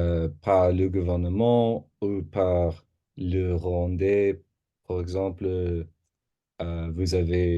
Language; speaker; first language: French; non-native, learner; English